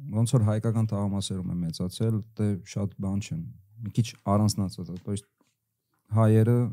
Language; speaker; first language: Armenian; early bilingual, heritage; Armenian